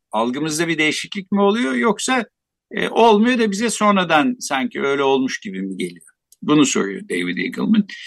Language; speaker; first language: Turkish; native; Turkish